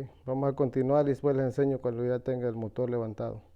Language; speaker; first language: Spanish; native; Spanish